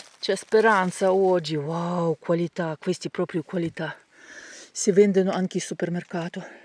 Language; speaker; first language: Italian; non-native, learner; Ukrainian